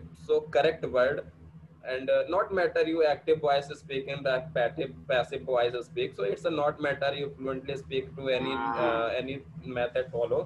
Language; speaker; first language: English; non-native, learner; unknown